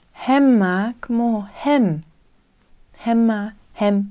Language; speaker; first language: Hebrew; non-native, fluent; English